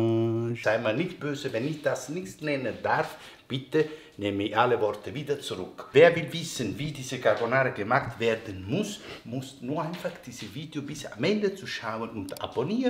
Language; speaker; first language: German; non-native, learner; Italian